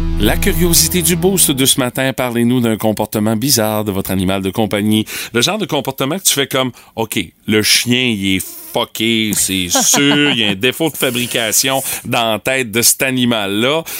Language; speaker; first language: French; native; French